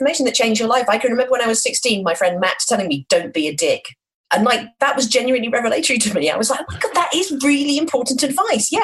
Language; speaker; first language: English; native; English